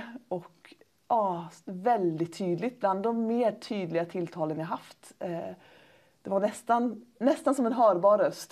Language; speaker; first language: Swedish; native; Swedish